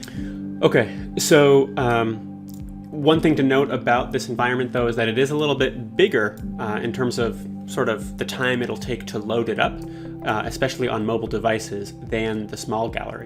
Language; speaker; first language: English; native; English